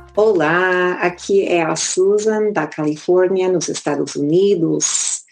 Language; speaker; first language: Portuguese; non-native, fluent; English